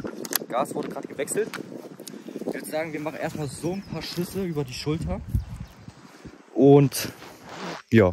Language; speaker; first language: German; native; German